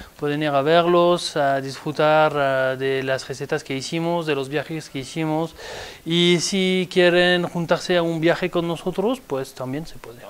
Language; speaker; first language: Spanish; non-native, fluent; French